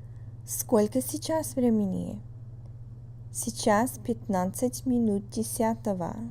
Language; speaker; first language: Russian; non-native, fluent; English